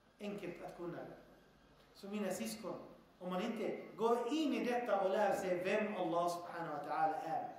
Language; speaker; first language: Swedish; early bilingual, other home language; Arabic